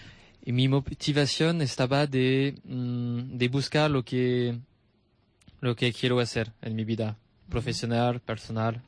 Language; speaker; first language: Spanish; non-native, learner; French